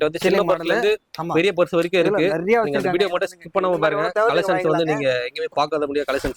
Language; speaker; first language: Tamil; native; Tamil